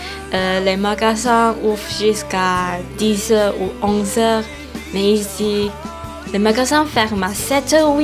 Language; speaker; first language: French; non-native, learner; Chinese